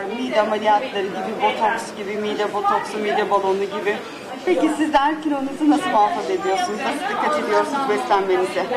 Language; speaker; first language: Turkish; native; Turkish